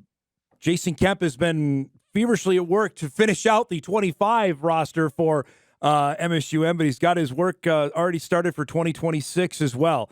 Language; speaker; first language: English; native; English